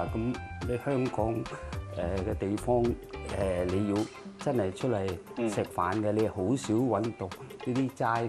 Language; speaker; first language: Cantonese; non-native, fluent; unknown